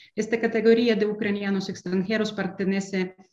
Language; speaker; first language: Spanish; non-native, fluent; Ukrainian